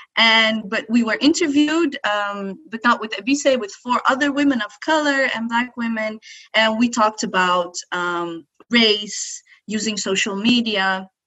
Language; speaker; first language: English; non-native, fluent; Arabic